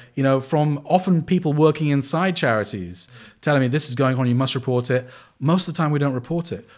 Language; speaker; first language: English; native; English